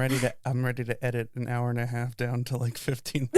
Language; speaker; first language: English; native; English